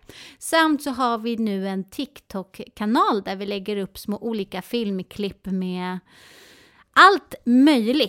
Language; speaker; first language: Swedish; native; Swedish